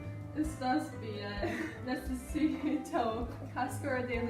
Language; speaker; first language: Spanish; non-native, learner; English